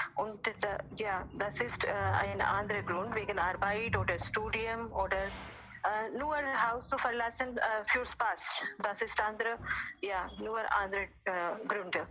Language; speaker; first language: German; non-native, learner; Hindi